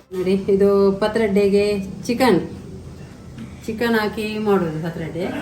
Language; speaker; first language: Kannada; native; Kannada